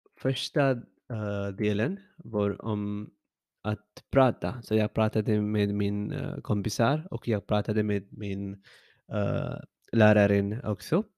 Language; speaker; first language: Swedish; non-native, learner; English